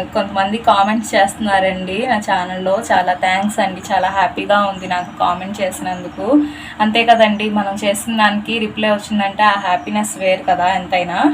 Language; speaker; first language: Telugu; non-native, local second language; Urdu